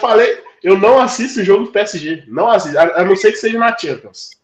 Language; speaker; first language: Portuguese; native; Portuguese